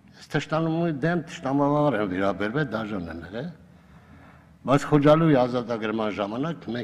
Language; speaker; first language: Armenian; native; Armenian